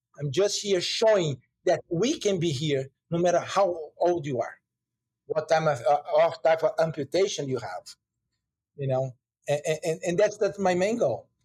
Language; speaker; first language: English; non-native, fluent; Portuguese